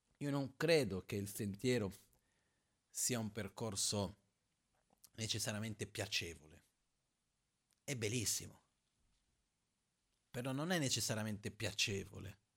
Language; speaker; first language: Italian; non-native, fluent; Portuguese